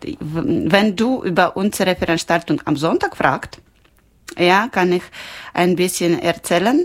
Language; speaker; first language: German; non-native, local second language; Ukrainian